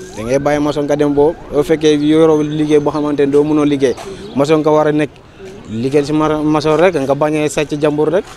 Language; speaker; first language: Wolof; non-native, local second language; Mandingo